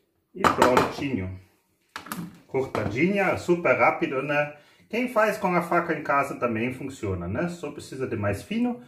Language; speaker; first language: Portuguese; non-native, fluent; German